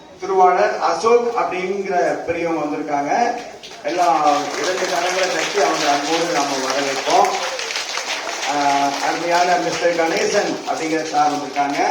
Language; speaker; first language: Tamil; native; Tamil